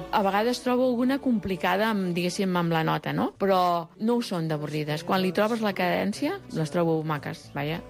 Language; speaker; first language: Catalan; early bilingual, other home language; Spanish